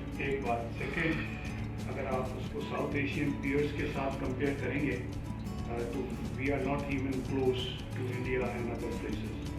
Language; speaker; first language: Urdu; non-native, local second language; Sindhi